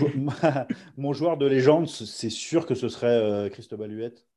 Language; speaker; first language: French; native; French